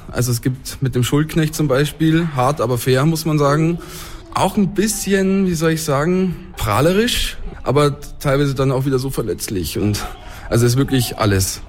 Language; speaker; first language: German; native; German